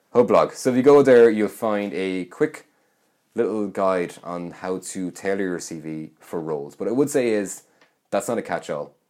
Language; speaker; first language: English; native; English